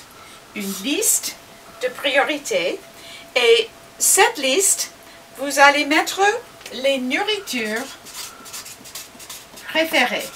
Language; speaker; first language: French; non-native, fluent; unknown